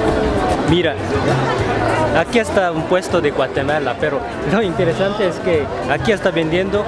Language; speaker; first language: Spanish; non-native, fluent; Korean